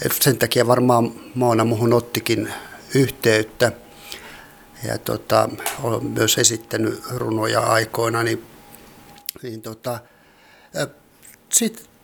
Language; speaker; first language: Finnish; native; Finnish